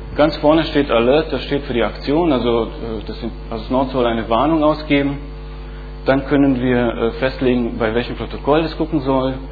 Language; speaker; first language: German; non-native, fluent; Bosnian